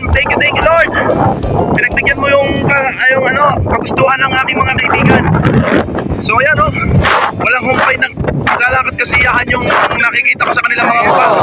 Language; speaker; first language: Filipino; native; Filipino